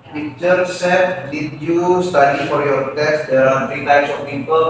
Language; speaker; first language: English; non-native, learner; Indonesian